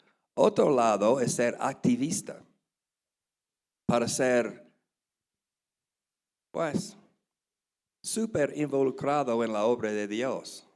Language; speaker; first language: Spanish; non-native, learner; English